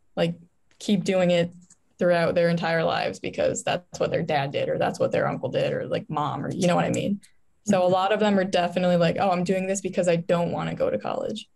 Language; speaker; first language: English; native; English